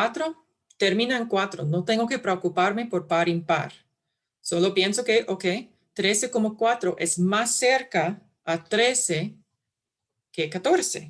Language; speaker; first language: Spanish; non-native, fluent; English